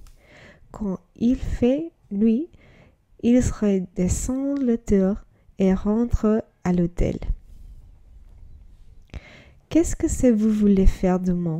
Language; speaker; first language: French; non-native, learner; English